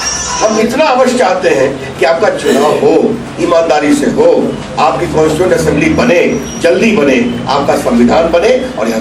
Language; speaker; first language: Hindi; native; Hindi